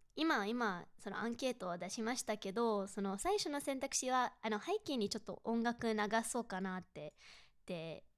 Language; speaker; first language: Japanese; non-native, fluent; English